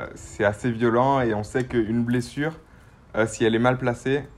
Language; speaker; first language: French; native; French